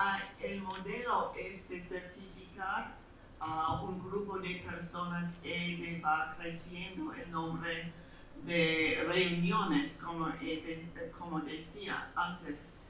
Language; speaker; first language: Spanish; non-native, fluent; English